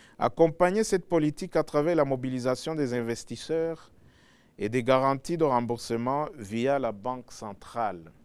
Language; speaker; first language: French; non-native, local second language; Rundi